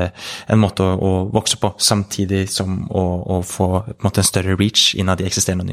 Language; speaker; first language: Norwegian; native; Norwegian